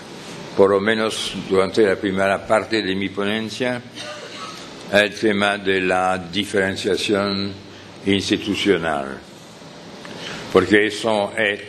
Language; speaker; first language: Spanish; non-native, fluent; French